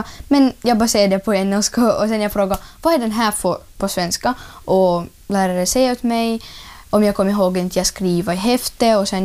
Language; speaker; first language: Swedish; non-native, learner; Russian